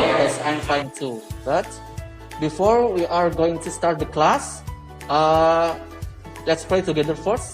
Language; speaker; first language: English; non-native, learner; Indonesian